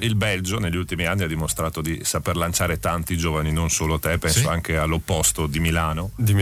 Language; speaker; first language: Italian; native; Italian